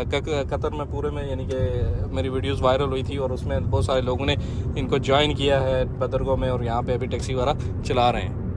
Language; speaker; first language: Hindi; native; Hindi